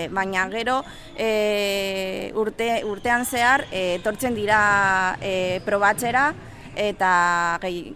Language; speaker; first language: Basque; non-native, local second language; Spanish